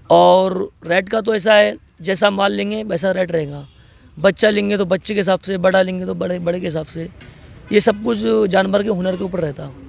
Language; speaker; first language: Hindi; non-native, local second language; Marathi